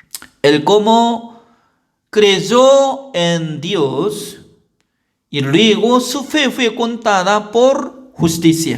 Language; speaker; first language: Spanish; non-native, learner; Korean